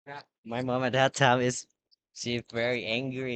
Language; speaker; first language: English; non-native, learner; Vietnamese